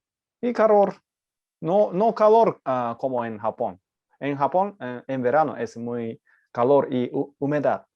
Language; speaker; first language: Spanish; non-native, learner; Japanese